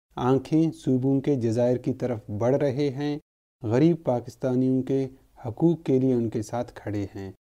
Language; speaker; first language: Urdu; non-native, local second language; Baluchi